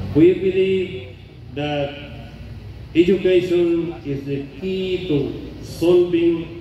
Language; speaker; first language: English; non-native, local second language; Maguindanaon